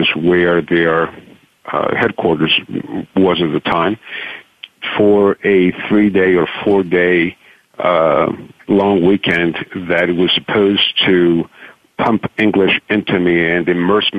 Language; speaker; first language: English; non-native, fluent; Greek